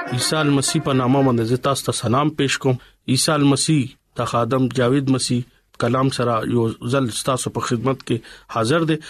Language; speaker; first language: Pashto; non-native, local second language; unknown